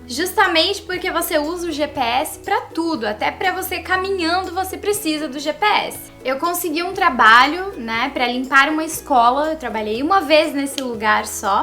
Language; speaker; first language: Portuguese; native; Portuguese